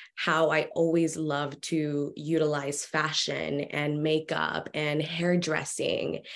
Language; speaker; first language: English; early bilingual, other home language; Spanish